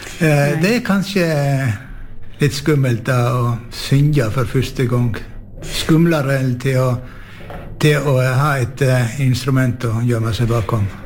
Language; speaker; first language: Norwegian; native; Norwegian